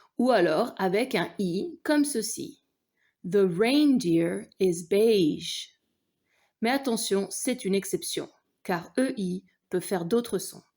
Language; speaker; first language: French; non-native, fluent; English